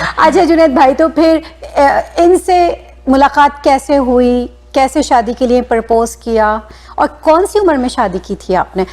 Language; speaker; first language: Urdu; native; Urdu